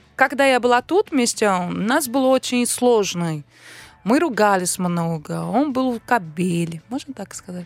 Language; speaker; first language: Russian; non-native, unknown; Portuguese